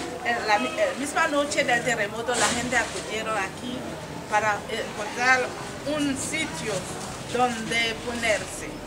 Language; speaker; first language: Spanish; non-native, fluent; Haitian Creole